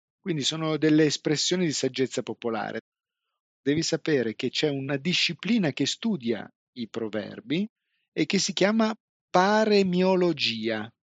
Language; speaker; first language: Italian; native; Italian